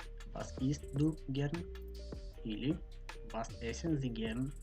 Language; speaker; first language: German; non-native, fluent; Macedonian